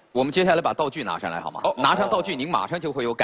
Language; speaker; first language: Chinese; native; Chinese